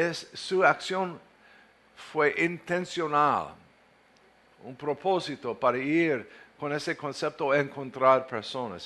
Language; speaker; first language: Spanish; non-native, fluent; English